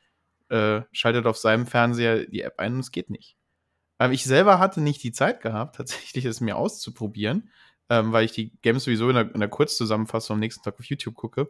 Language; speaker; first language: German; native; German